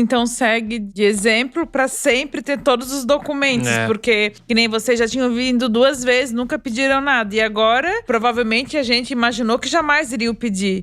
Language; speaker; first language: Portuguese; native; Portuguese